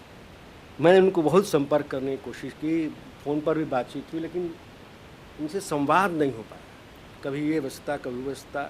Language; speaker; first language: Hindi; native; Hindi